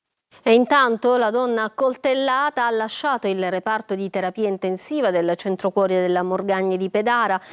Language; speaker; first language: Italian; native; Italian